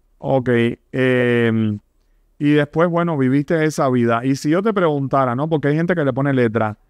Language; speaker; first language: Spanish; native; Spanish